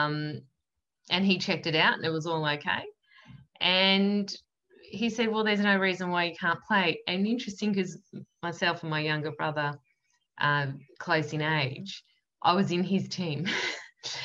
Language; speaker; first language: English; native; English